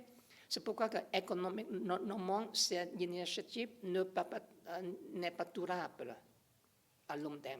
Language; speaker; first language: French; non-native, learner; English